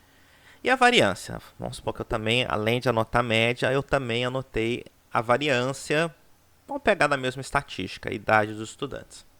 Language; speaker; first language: Portuguese; native; Portuguese